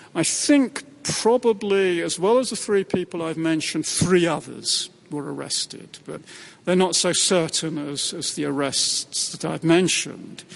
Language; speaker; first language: English; native; English